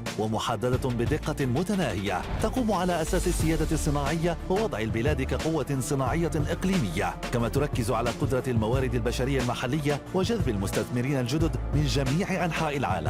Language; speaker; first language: Arabic; native; Arabic